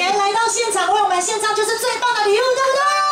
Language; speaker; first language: Chinese; native; Chinese